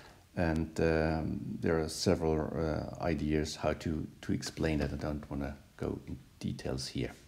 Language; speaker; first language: English; non-native, fluent; German